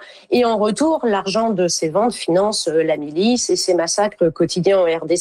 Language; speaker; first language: French; native; French